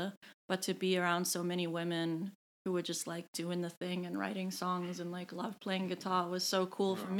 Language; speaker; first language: English; native; English